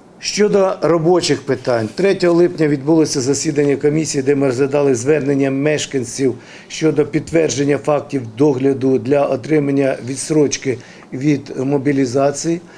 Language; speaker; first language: Ukrainian; native; Ukrainian